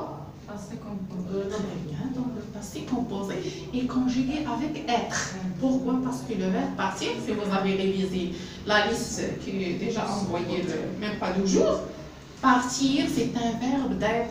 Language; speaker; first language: French; non-native, local second language; Arabic